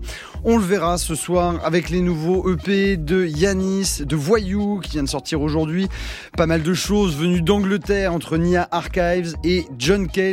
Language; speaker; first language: French; native; French